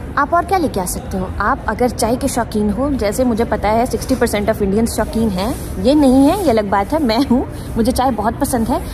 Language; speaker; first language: Hindi; native; Hindi